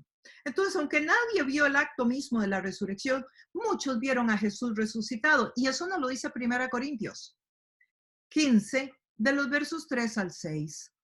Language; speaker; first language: Spanish; native; Spanish